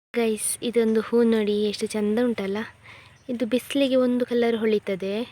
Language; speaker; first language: Kannada; non-native, local second language; Tulu